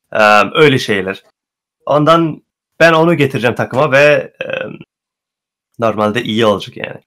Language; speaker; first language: Turkish; early bilingual, heritage; Turkish